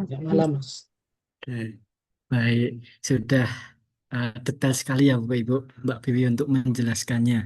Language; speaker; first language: Indonesian; native; Indonesian